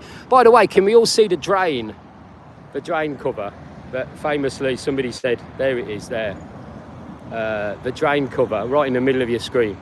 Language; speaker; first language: English; native; English